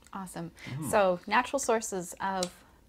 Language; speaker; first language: English; native; English